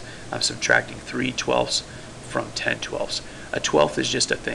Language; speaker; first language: English; native; English